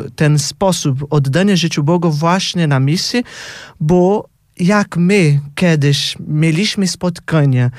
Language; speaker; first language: Polish; non-native, fluent; Portuguese